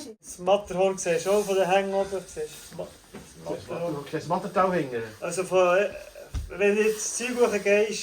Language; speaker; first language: German; native; German